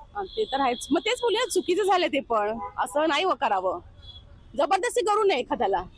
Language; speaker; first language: Marathi; native; Marathi